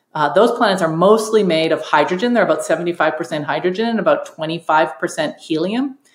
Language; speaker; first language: English; native; English